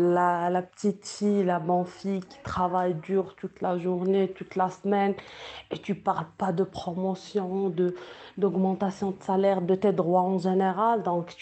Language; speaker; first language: French; non-native, local second language; Arabic